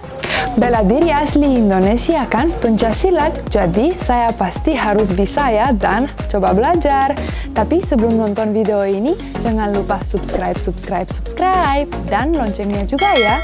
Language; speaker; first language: Indonesian; non-native, fluent; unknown